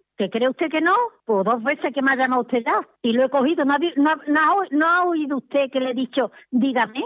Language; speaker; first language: Spanish; native; Spanish